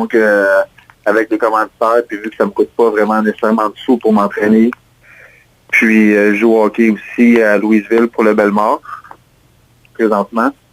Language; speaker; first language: French; native; French